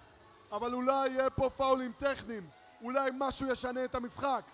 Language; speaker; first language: Hebrew; native; Hebrew